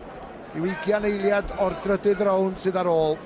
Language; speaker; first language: Welsh; native; Welsh